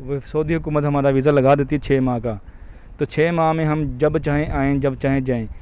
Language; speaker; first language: Urdu; non-native, local second language; Punjabi